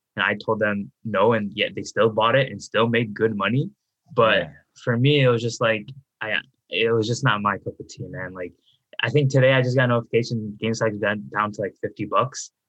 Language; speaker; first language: English; native; English